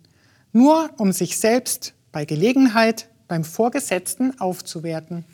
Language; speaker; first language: German; native; German